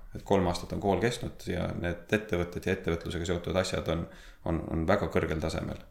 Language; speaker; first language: Estonian; native; Estonian